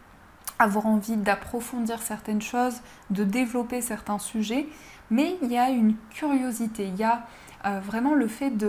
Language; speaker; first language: French; native; French